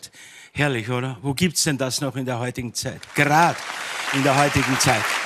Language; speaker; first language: German; native; German